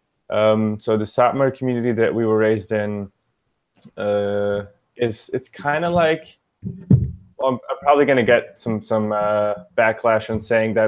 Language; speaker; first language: English; early bilingual, other home language; Yiddish